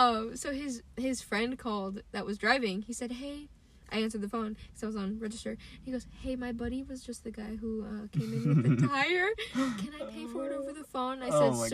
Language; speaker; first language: English; native; English